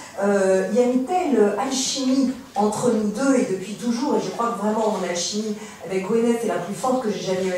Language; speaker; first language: French; native; French